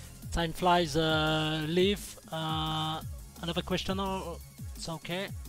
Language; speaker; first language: English; non-native, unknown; French